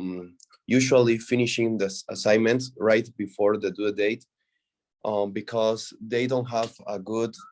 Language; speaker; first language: English; non-native, learner; Spanish